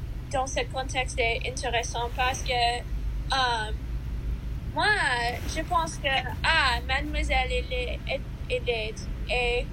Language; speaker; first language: French; non-native, learner; English